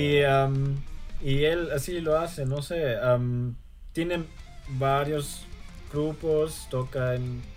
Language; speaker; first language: Spanish; early bilingual, heritage; German